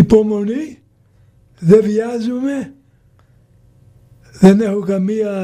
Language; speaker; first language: Greek; early bilingual, heritage; Greek